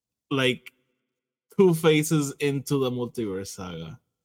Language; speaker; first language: English; non-native, local second language; Spanish